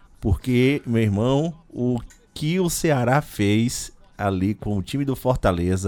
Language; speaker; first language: Portuguese; native; Portuguese